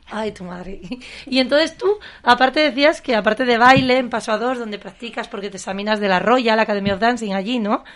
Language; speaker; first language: Spanish; native; Spanish